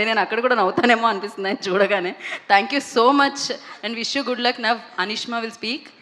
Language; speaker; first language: Telugu; native; Telugu